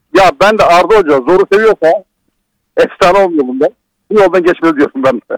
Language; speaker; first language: Turkish; native; Turkish